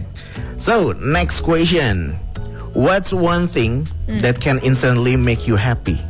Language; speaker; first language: English; non-native, fluent; Indonesian